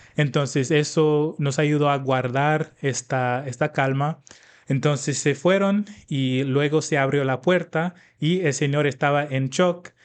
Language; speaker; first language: Spanish; non-native, fluent; English